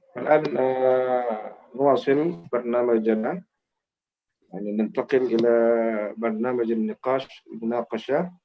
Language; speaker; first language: Arabic; non-native, fluent; Indonesian